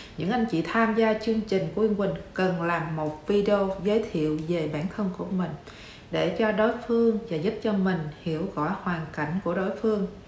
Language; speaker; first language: Vietnamese; native; Vietnamese